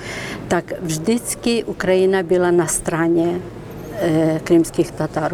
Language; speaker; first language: Czech; non-native, fluent; Ukrainian